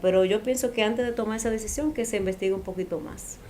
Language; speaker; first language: Spanish; native; Spanish